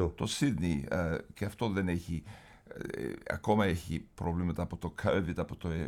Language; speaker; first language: Greek; early bilingual, heritage; Greek